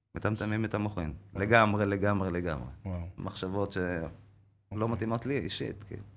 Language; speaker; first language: Hebrew; native; Hebrew